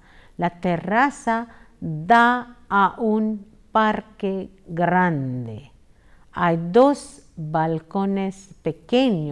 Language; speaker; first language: Spanish; non-native, fluent; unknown